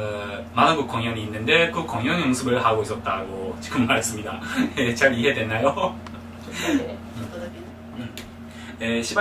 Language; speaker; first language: Korean; non-native, fluent; Japanese